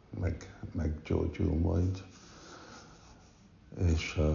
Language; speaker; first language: Hungarian; early bilingual, heritage; Hungarian